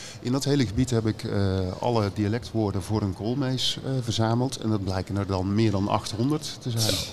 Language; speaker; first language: Dutch; native; Dutch